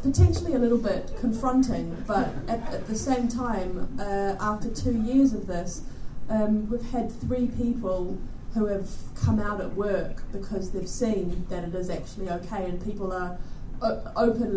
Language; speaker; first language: English; native; English